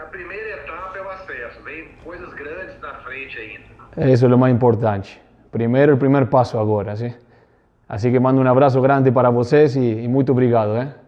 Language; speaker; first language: Portuguese; non-native, learner; Spanish